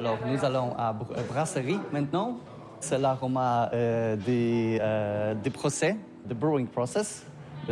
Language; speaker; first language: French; non-native, fluent; Polish